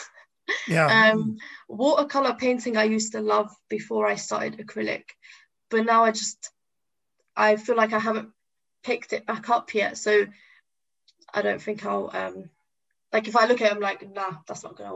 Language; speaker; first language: English; native; English